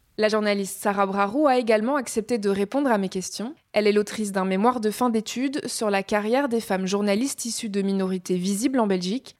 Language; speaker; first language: French; native; French